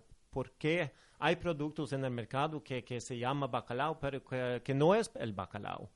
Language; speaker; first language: Spanish; non-native, fluent; Norwegian